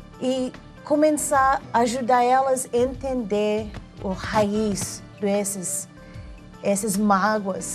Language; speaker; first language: Portuguese; non-native, learner; English